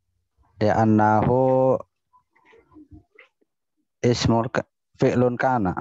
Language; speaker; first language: Arabic; non-native, learner; Indonesian